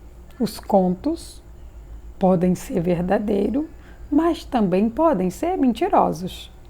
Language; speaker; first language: Portuguese; native; Portuguese